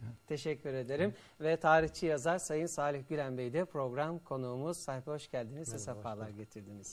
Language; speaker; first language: Turkish; native; Turkish